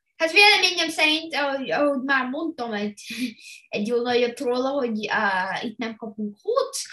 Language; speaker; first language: Hungarian; early bilingual, heritage; Hungarian